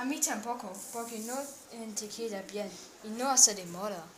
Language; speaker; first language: Spanish; non-native, learner; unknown